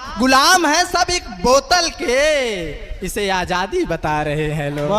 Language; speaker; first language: Hindi; native; Hindi